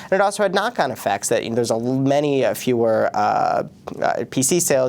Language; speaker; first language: English; native; English